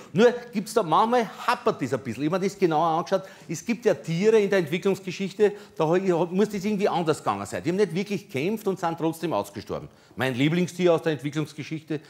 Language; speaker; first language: German; non-native, local second language; Croatian